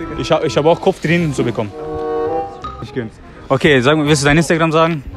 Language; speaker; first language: German; non-native, learner; Persian